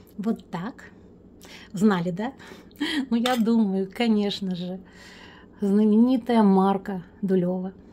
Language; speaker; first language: Russian; native; Russian